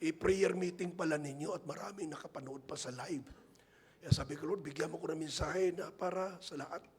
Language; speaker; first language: Filipino; non-native, local second language; Hiligaynon